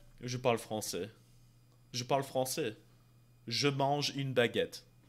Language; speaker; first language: French; non-native, fluent; English